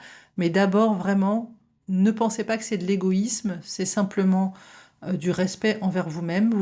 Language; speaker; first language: French; native; French